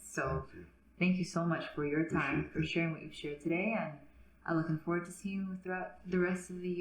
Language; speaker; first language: English; native; English